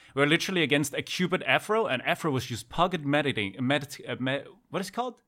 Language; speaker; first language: English; non-native, fluent; Danish